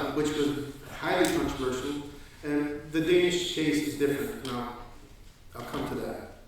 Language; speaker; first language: English; non-native, fluent; Danish